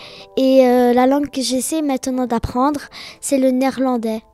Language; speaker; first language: French; early bilingual, heritage; Arabic